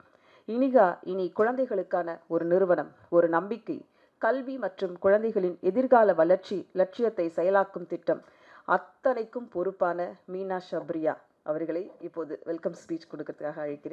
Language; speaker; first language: Tamil; native; Tamil